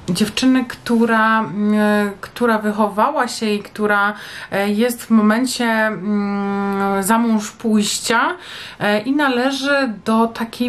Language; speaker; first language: Polish; native; Polish